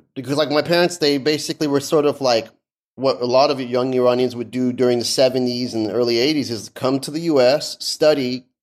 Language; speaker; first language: English; early bilingual, other home language; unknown